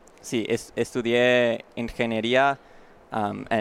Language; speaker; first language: Spanish; non-native, learner; English